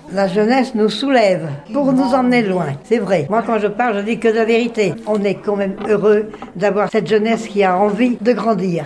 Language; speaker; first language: French; native; French